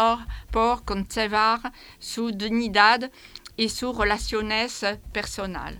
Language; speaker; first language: Spanish; non-native, fluent; French